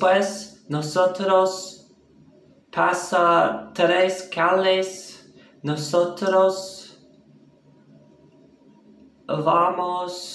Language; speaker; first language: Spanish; non-native, learner; English